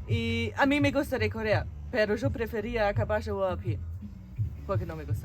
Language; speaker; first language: Spanish; non-native, fluent; German